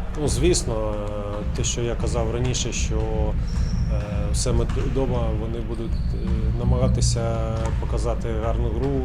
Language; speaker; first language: Ukrainian; non-native, local second language; Russian